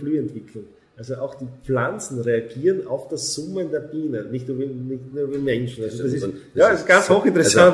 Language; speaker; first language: German; native; German